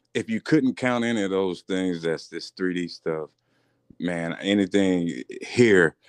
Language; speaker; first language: English; native; English